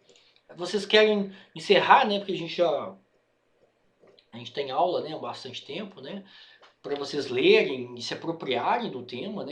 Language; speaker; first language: Portuguese; native; Portuguese